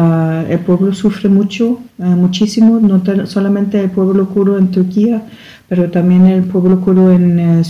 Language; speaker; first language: Spanish; non-native, learner; German